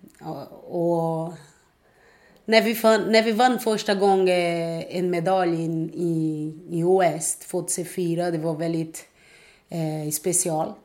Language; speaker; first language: Swedish; non-native, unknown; Portuguese